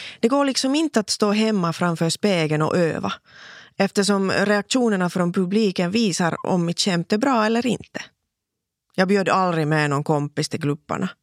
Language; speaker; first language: Swedish; non-native, local second language; Finnish